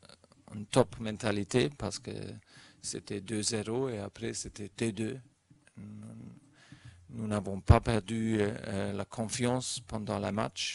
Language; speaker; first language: French; non-native, learner; German